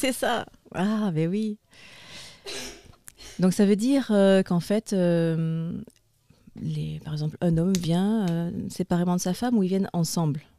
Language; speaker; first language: French; native; French